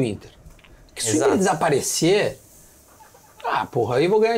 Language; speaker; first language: Portuguese; native; Portuguese